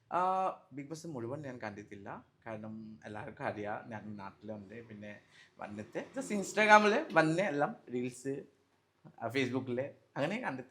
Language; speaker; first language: Malayalam; non-native, fluent; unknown